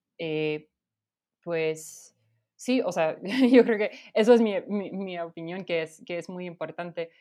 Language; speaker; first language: Spanish; non-native, fluent; English